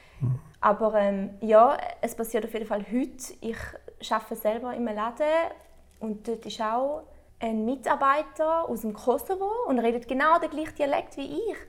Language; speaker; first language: German; early bilingual, other home language; Albanian